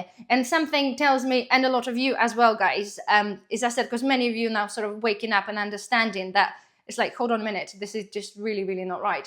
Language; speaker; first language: English; non-native, fluent; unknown